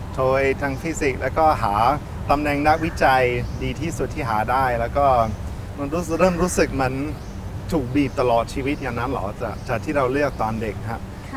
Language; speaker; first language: Thai; non-native, fluent; English